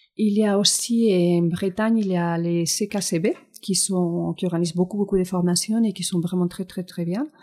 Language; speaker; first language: French; non-native, fluent; Spanish